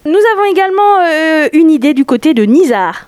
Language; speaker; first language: French; native; French